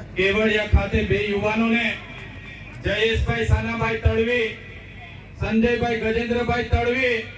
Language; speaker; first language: Gujarati; non-native, local second language; Vasavi